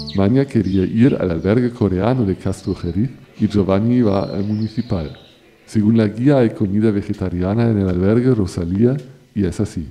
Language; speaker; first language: Spanish; non-native, fluent; German